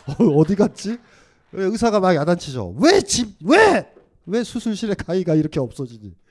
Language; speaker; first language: Korean; native; Korean